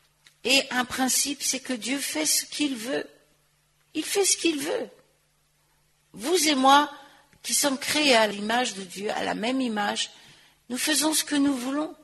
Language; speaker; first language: French; native; French